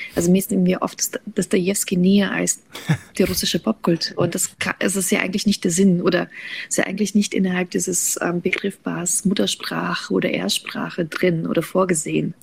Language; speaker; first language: German; early bilingual, other home language; Russian